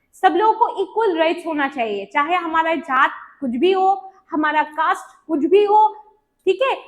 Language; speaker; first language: Hindi; non-native, local second language; Bangla